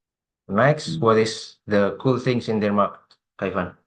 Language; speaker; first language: English; non-native, fluent; Indonesian